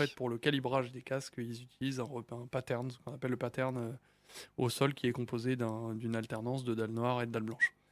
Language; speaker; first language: French; native; French